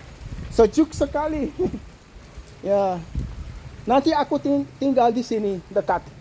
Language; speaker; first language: Indonesian; non-native, learner; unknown